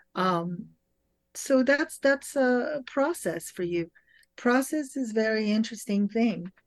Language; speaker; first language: English; early bilingual, other home language; French